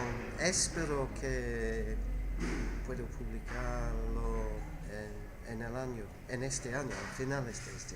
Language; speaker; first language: Spanish; non-native, fluent; English